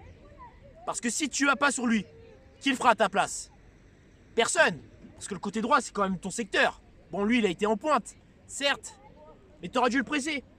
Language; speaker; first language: French; native; French